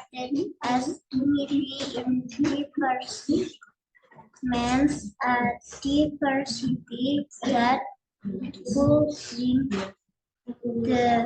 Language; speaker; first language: English; non-native, learner; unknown